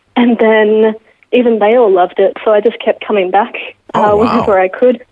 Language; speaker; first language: English; native; English